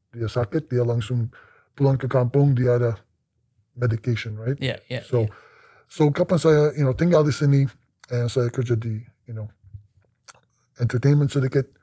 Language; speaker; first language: Indonesian; non-native, learner; English